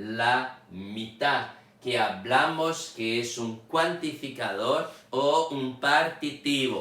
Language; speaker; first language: Spanish; non-native, fluent; Portuguese